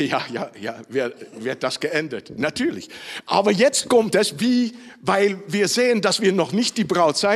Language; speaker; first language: German; non-native, fluent; Dutch